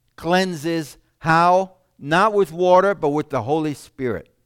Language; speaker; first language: English; non-native, fluent; Italian